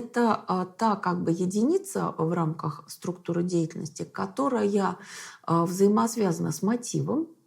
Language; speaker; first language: Russian; native; Russian